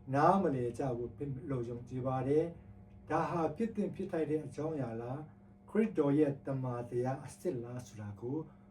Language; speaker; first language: Burmese; non-native, local second language; Tedim Chin